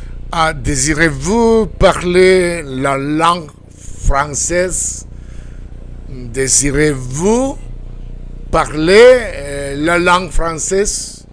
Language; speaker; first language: French; non-native, fluent; Spanish